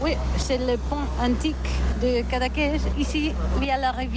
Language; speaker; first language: French; non-native, learner; Catalan